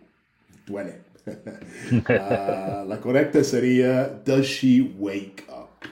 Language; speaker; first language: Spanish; non-native, fluent; English